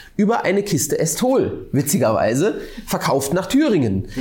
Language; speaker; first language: German; native; German